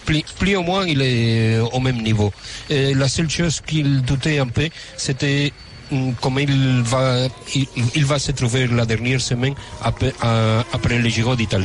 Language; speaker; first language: French; non-native, fluent; Spanish